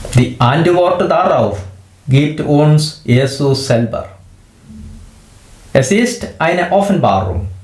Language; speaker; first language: German; non-native, fluent; Malayalam